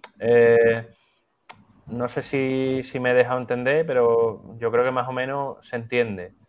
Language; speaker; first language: Spanish; native; Spanish